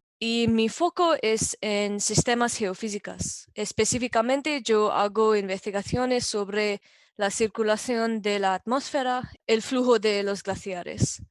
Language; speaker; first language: Spanish; non-native, fluent; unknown